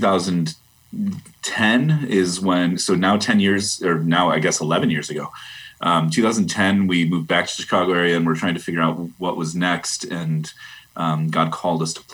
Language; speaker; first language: English; native; English